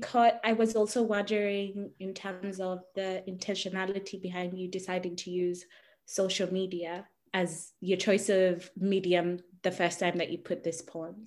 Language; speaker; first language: English; non-native, local second language; Ganda